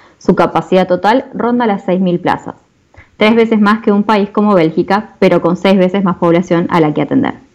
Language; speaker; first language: Spanish; native; Spanish